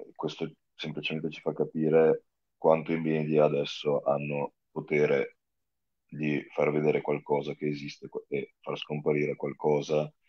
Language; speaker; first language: Italian; non-native, fluent; Russian